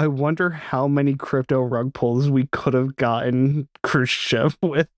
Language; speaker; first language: English; native; English